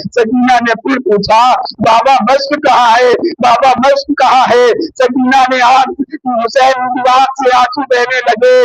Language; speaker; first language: Urdu; native; Urdu